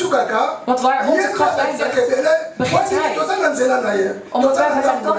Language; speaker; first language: Dutch; non-native, fluent; Lingala